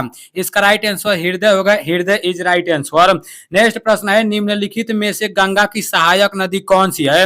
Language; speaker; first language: Hindi; native; Hindi